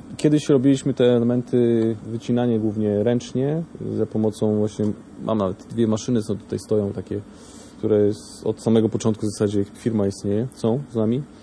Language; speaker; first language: Polish; native; Polish